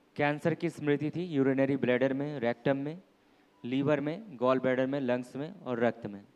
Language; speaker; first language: Hindi; native; Hindi